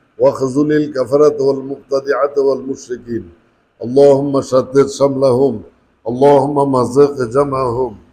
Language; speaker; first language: Arabic; non-native, fluent; Bangla